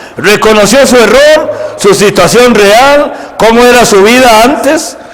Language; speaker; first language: Spanish; native; Spanish